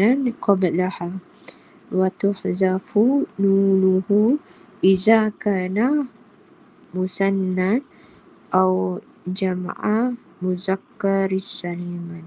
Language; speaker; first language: Arabic; non-native, learner; Malay